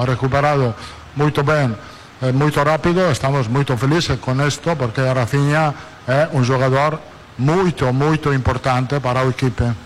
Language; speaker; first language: Portuguese; non-native, learner; Italian